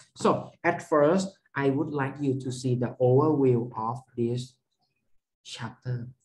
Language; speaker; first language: English; non-native, fluent; Thai